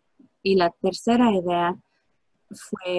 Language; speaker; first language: Spanish; early bilingual, heritage; Spanish